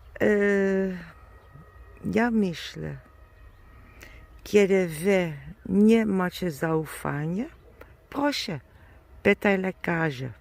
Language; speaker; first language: Polish; non-native, learner; German